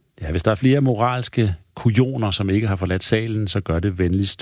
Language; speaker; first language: Danish; native; Danish